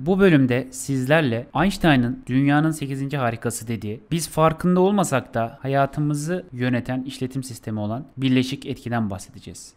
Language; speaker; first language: Turkish; native; Turkish